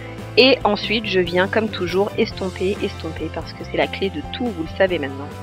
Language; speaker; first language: French; native; French